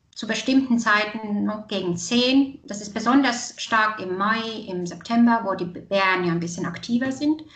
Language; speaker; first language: German; non-native, fluent; Estonian